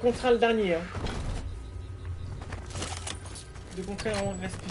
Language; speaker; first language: French; native; French